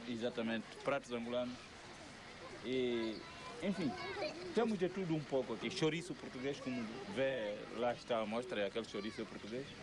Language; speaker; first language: Portuguese; native; Portuguese